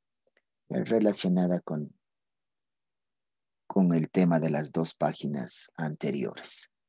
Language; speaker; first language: Spanish; native; Spanish